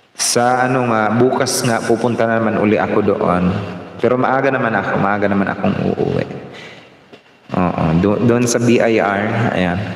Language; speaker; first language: Filipino; non-native, local second language; Bikol